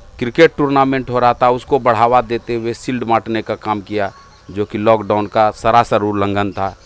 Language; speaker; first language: Hindi; native; Hindi